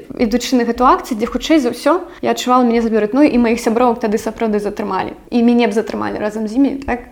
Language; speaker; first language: Belarusian; non-native, local second language; Russian